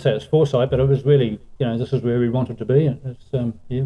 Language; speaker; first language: English; native; English